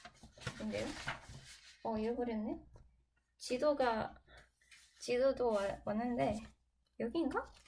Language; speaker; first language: Korean; non-native, learner; English